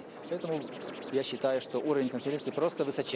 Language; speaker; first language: Russian; native; Russian